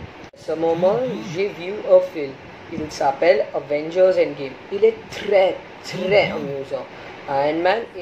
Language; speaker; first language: French; non-native, learner; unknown